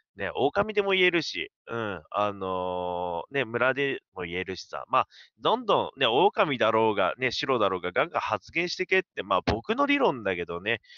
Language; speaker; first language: Japanese; native; Japanese